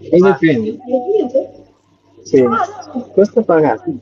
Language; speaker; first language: Italian; non-native, learner; Bangla